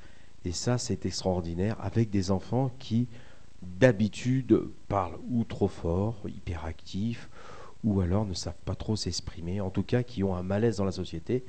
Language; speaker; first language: French; native; French